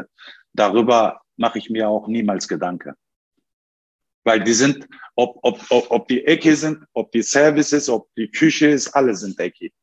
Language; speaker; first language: German; non-native, fluent; Turkish